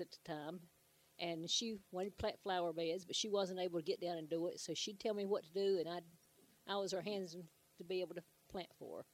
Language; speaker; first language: English; native; English